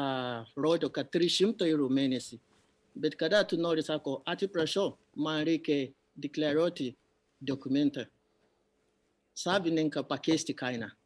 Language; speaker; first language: Lithuanian; non-native, learner; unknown